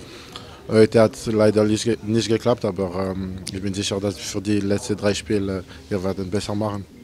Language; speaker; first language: German; non-native, learner; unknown